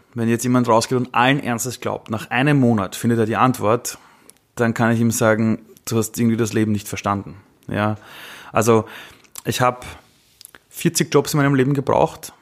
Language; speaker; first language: German; early bilingual, other home language; Persian